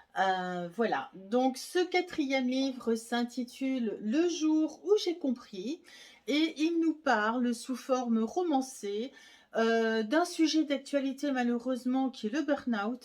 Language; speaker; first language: French; native; French